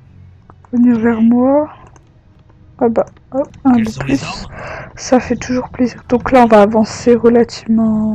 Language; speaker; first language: French; native; French